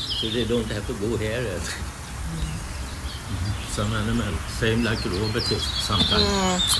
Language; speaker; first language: English; non-native, learner; Swedish